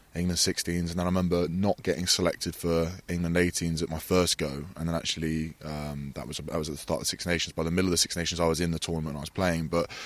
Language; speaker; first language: English; native; English